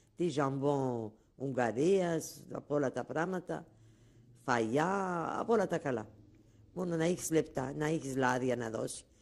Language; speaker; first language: Greek; non-native, local second language; Ladino